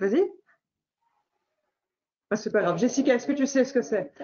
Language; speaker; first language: French; native; French